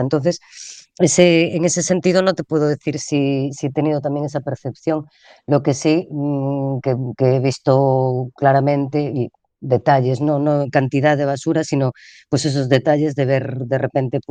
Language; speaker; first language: Spanish; native; Spanish